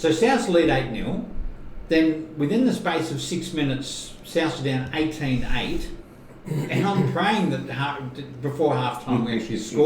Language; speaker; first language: English; native; English